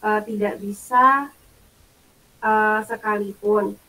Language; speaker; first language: Indonesian; native; Indonesian